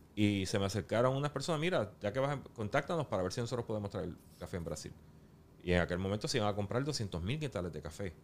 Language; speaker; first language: Spanish; native; Spanish